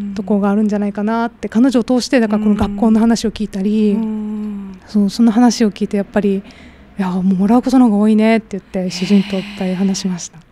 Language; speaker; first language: Japanese; native; Japanese